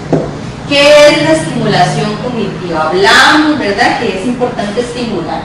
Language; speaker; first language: Spanish; native; Spanish